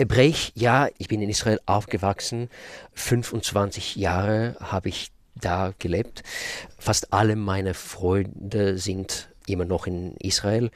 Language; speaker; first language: German; non-native, fluent; Russian